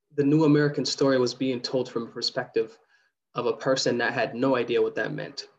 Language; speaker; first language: English; early bilingual, other home language; Somali